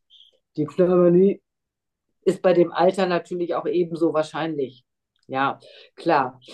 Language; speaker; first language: German; native; German